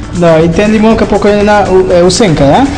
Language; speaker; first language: Polish; non-native, learner; Portuguese